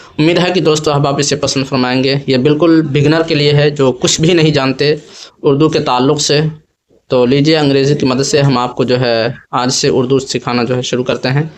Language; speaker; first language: Urdu; native; Urdu